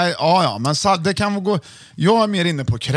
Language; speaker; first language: Swedish; native; Swedish